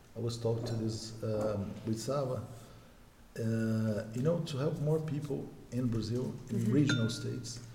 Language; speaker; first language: English; non-native, fluent; Portuguese